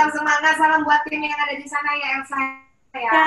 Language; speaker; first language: Indonesian; native; Indonesian